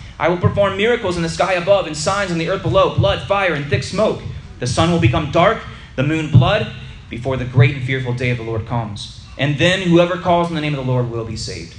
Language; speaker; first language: English; native; English